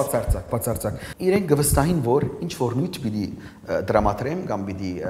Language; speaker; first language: Armenian; early bilingual, heritage; Armenian